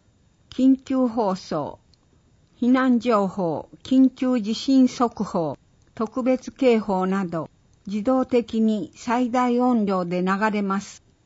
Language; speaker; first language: Japanese; native; Japanese